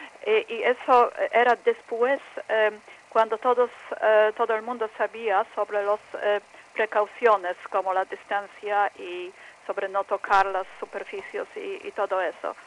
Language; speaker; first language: Spanish; non-native, fluent; Polish